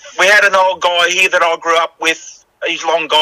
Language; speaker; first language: English; native; English